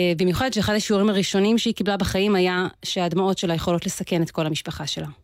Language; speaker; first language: Hebrew; native; Hebrew